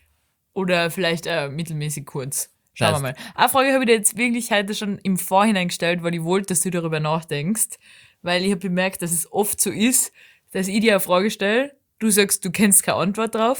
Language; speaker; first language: German; native; German